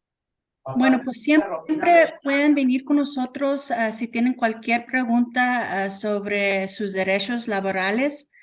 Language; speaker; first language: Spanish; early bilingual, heritage; Spanish